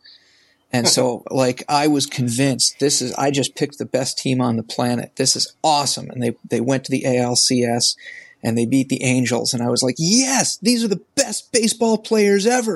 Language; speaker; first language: English; native; English